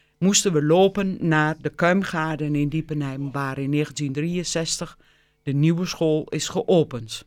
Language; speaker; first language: Dutch; native; Dutch